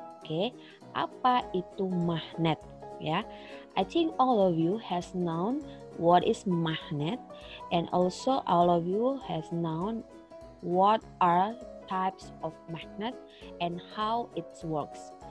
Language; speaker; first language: English; non-native, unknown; Indonesian